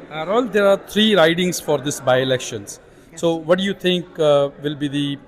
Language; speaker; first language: English; non-native, local second language; Punjabi